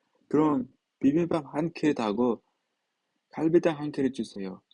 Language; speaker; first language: Korean; non-native, fluent; Uzbek